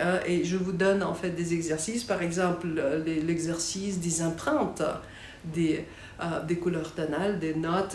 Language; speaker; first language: French; non-native, fluent; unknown